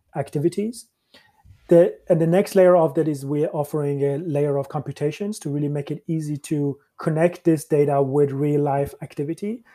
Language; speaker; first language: English; early bilingual, other home language; Persian